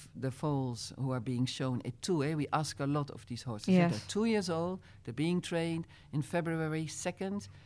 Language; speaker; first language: English; non-native, fluent; Dutch